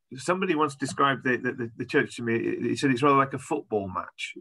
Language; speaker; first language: English; native; English